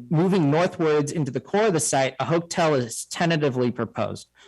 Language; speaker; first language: English; native; English